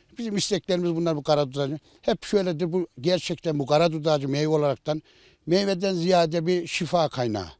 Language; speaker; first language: Turkish; native; Turkish